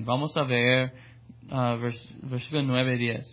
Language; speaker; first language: Spanish; non-native, fluent; English